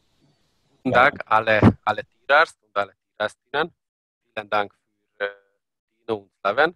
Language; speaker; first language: German; non-native, learner; Hungarian